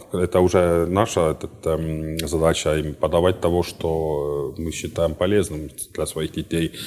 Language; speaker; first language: Russian; non-native, fluent; Estonian